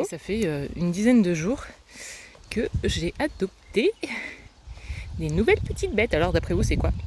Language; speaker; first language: French; native; French